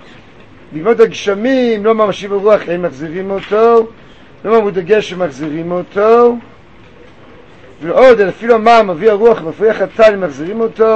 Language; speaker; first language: Hebrew; native; Hebrew